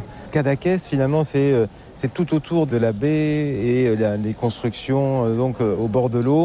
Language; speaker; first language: French; native; French